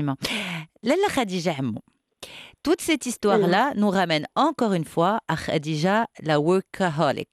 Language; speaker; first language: French; non-native, local second language; Arabic